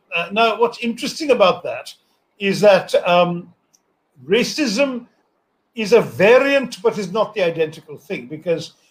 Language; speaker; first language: English; non-native, local second language; Malayalam